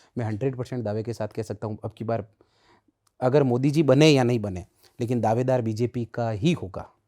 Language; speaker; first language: Hindi; native; Hindi